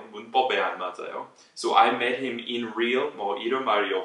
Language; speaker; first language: Korean; non-native, fluent; English